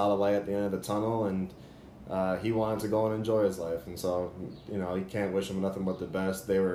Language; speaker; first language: English; native; English